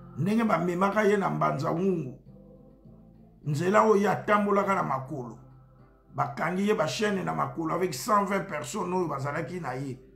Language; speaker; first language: Lingala; non-native, local second language; Kongo